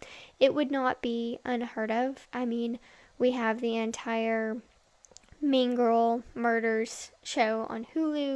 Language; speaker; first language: English; native; English